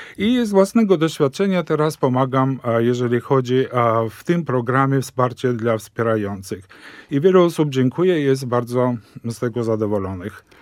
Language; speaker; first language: Polish; early bilingual, heritage; Polish